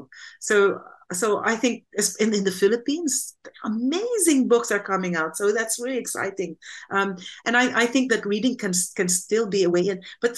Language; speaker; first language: English; non-native, local second language; Filipino